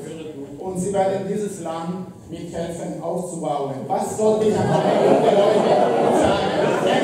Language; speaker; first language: German; non-native, fluent; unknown